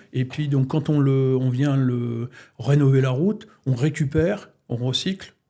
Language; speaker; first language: French; native; French